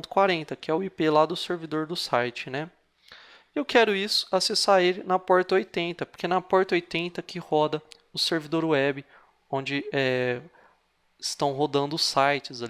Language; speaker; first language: Portuguese; native; Portuguese